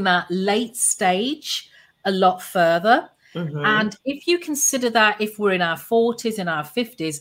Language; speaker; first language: English; native; English